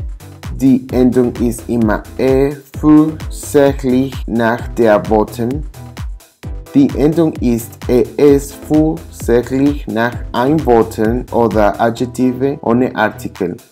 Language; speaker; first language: German; non-native, learner; English